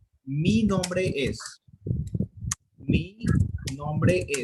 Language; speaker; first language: Spanish; non-native, fluent; Hindi